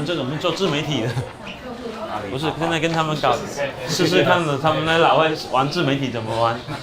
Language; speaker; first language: Chinese; native; Chinese